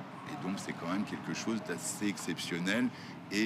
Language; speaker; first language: French; native; French